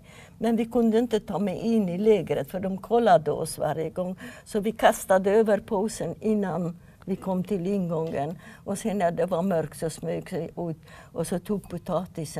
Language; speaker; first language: Swedish; non-native, fluent; Yiddish